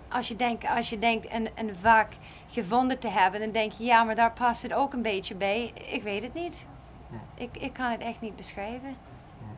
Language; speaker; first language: Dutch; non-native, fluent; English